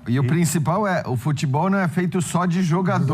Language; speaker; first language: Portuguese; native; Portuguese